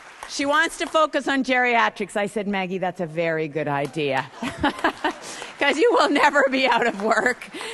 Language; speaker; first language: English; native; English